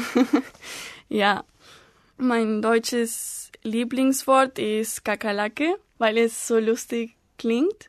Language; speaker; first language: German; non-native, learner; Spanish